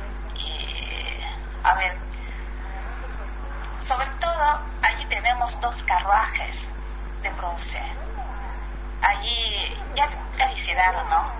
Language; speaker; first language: Spanish; non-native, fluent; Chinese